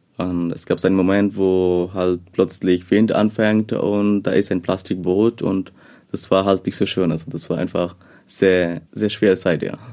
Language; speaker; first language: German; non-native, fluent; Bangla